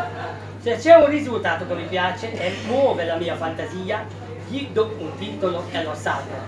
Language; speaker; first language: Italian; non-native, fluent; Hungarian